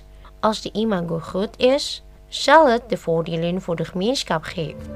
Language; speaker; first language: Dutch; non-native, fluent; Indonesian